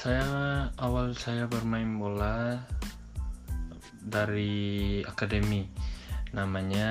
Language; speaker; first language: Indonesian; non-native, local second language; Tetum